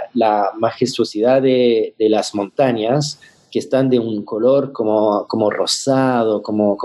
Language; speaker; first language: Spanish; non-native, fluent; French